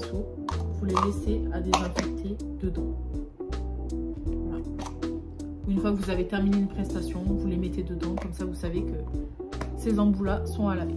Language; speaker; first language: French; native; French